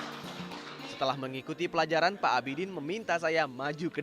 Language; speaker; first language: Indonesian; native; Indonesian